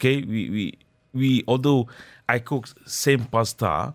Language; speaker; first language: English; non-native, local second language; Malay